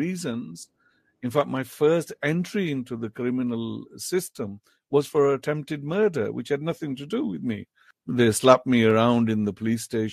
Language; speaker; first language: English; non-native, local second language; Pahari-Potwari